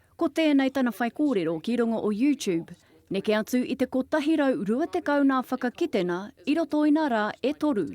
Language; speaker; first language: Māori; native; Māori